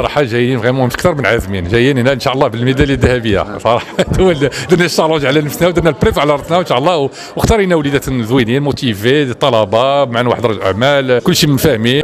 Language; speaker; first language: Arabic; native; Arabic